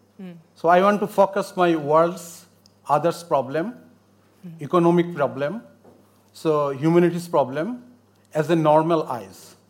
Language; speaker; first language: English; non-native, local second language; Bangla